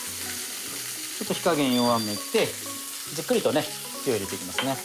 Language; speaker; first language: Japanese; native; Japanese